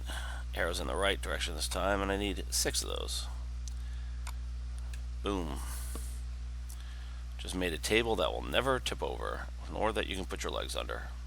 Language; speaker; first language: English; native; English